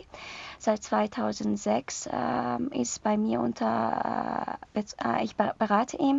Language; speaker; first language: German; non-native, learner; Persian